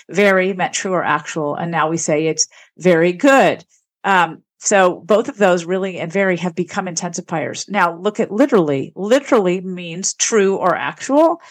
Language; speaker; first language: English; native; English